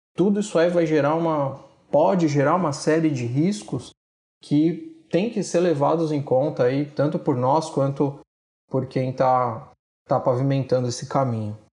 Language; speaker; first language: Portuguese; native; Portuguese